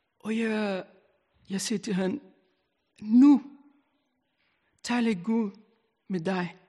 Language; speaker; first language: Danish; non-native, learner; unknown